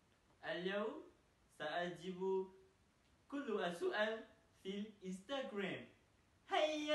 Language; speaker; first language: Arabic; non-native, learner; Malay